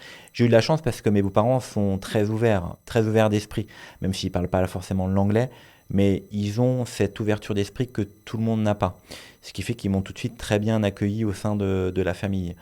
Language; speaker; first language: French; native; French